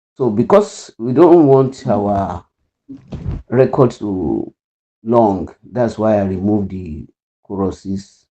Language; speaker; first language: English; non-native, local second language; Yoruba